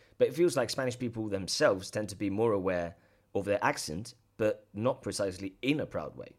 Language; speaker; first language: English; non-native, fluent; Spanish